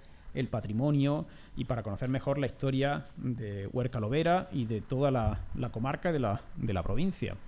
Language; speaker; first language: Spanish; native; Spanish